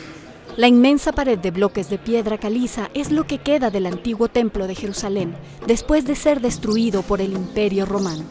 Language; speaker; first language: Spanish; native; Spanish